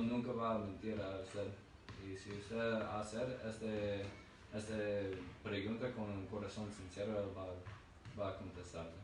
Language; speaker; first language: Spanish; non-native, learner; English